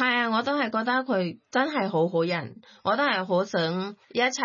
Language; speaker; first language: Cantonese; non-native, learner; Thai